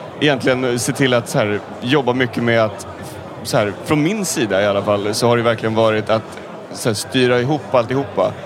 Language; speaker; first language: Swedish; native; Swedish